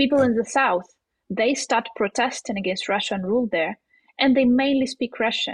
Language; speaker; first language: English; non-native, fluent; Ukrainian